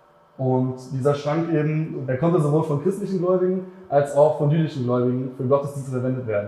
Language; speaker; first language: German; native; German